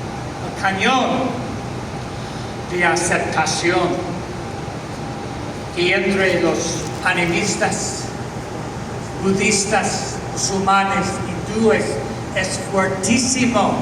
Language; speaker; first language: Spanish; non-native, fluent; English